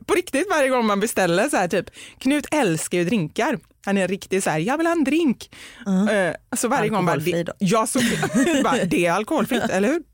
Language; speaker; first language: Swedish; native; Swedish